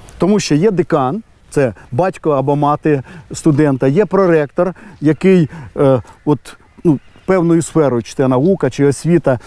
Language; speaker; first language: Ukrainian; native; Ukrainian